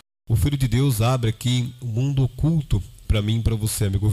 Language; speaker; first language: Portuguese; native; Portuguese